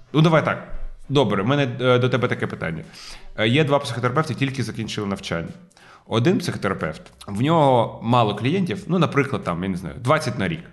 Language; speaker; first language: Ukrainian; non-native, local second language; Russian